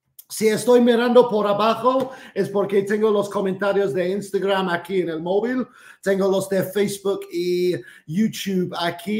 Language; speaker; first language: Spanish; non-native, fluent; English